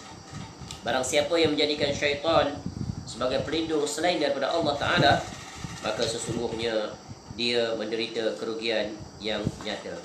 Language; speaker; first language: Malay; native; Malay